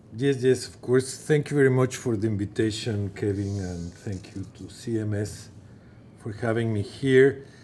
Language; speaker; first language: English; non-native, fluent; Persian